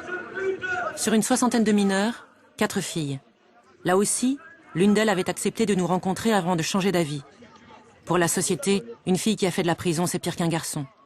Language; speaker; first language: French; native; French